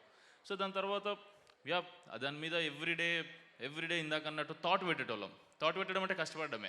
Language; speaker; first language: Telugu; native; Telugu